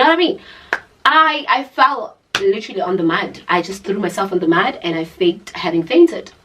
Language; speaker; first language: English; non-native, local second language; Zulu